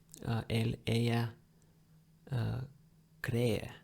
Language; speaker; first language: Spanish; non-native, learner; English